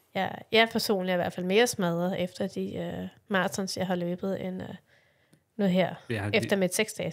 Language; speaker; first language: Danish; native; Danish